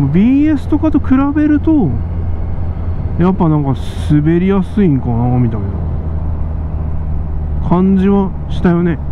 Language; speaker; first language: Japanese; native; Japanese